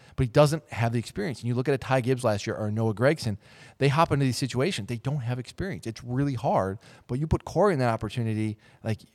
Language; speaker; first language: English; native; English